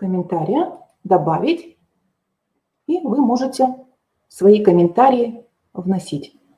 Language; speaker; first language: Russian; native; Russian